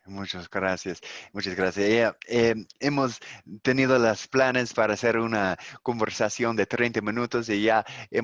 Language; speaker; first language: Spanish; non-native, fluent; English